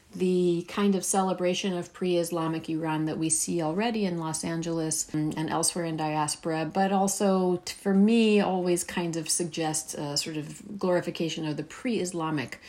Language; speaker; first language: English; early bilingual, heritage; Persian